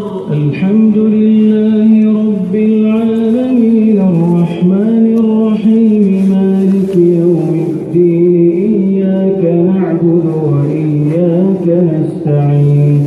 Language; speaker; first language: Arabic; native; Arabic